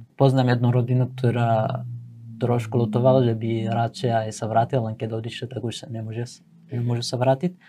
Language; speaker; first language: Slovak; non-native, fluent; Assyrian Neo-Aramaic